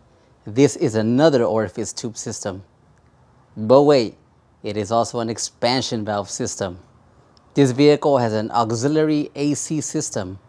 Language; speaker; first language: English; native; English